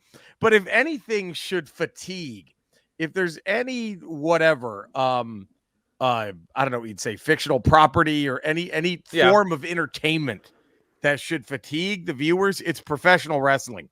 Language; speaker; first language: English; native; English